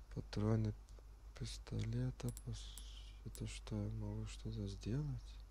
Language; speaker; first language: Russian; non-native, fluent; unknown